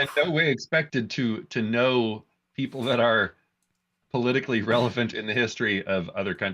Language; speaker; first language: English; native; English